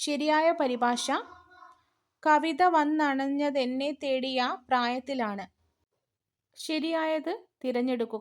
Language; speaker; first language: Malayalam; native; Malayalam